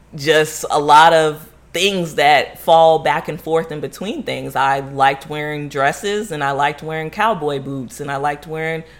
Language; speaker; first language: English; native; English